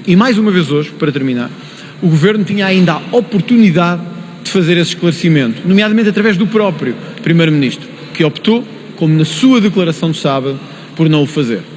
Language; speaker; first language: Portuguese; native; Portuguese